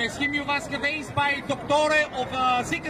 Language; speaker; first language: Dutch; non-native, learner; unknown